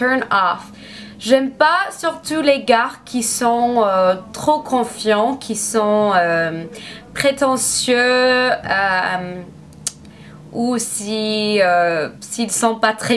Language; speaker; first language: French; non-native, learner; English